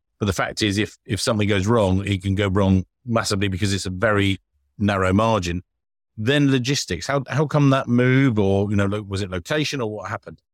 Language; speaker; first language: English; native; English